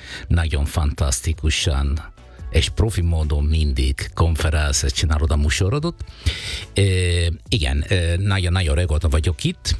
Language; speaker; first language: Hungarian; non-native, fluent; Italian